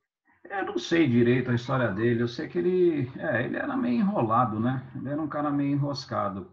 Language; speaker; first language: Portuguese; native; Portuguese